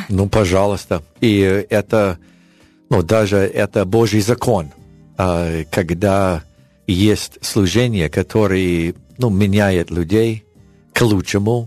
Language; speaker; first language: Russian; non-native, learner; English